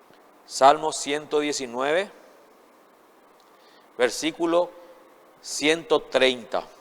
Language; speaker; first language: Spanish; native; Spanish